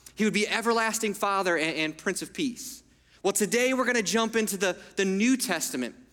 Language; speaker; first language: English; early bilingual, other home language; Italian